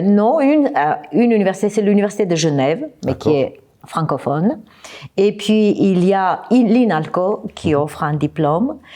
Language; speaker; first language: French; non-native, fluent; Armenian